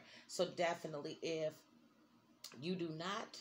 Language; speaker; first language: English; native; English